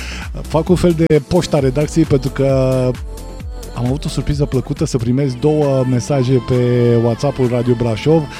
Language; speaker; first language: Romanian; native; Romanian